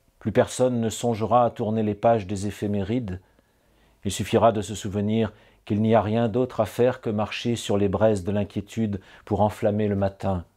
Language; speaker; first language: French; native; French